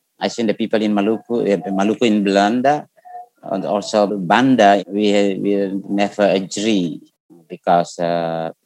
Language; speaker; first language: English; non-native, learner; Indonesian